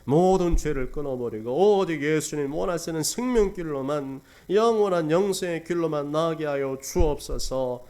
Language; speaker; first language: Korean; native; Korean